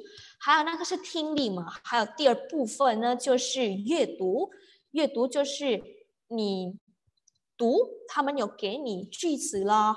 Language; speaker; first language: Chinese; non-native, fluent; Indonesian